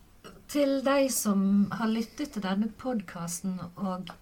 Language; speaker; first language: Norwegian; native; Norwegian